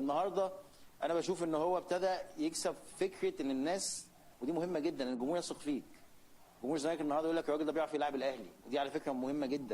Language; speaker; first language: Arabic; native; Arabic